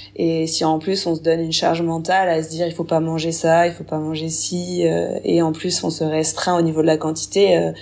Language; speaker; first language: French; native; French